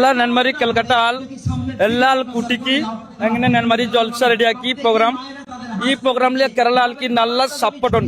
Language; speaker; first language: Malayalam; non-native, learner; Bangla